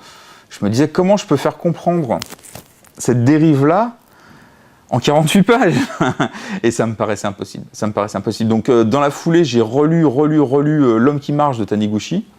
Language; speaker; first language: French; native; French